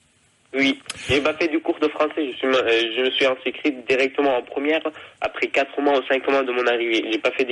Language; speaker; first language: French; non-native, fluent; Arabic